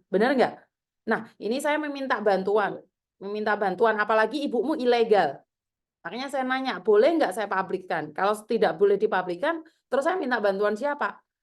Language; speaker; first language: Indonesian; native; Indonesian